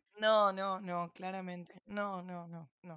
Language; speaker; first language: Spanish; native; Spanish